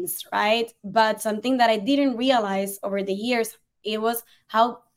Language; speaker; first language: English; non-native, fluent; Spanish